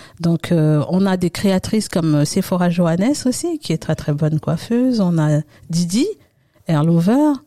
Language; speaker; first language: French; early bilingual, other home language; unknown